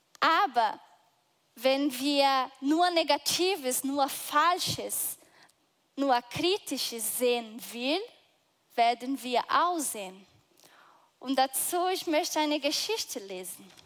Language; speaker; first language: German; non-native, fluent; Portuguese